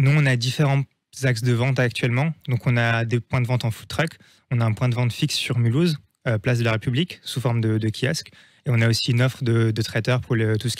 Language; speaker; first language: French; native; French